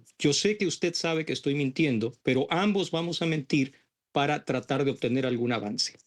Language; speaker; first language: Spanish; native; Spanish